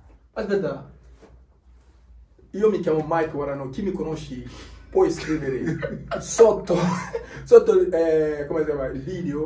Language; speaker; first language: Italian; non-native, learner; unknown